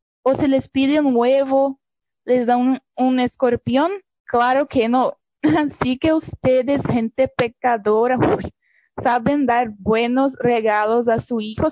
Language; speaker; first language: Spanish; non-native, fluent; Portuguese